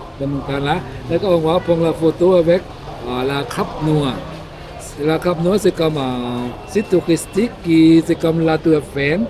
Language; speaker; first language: French; non-native, learner; Thai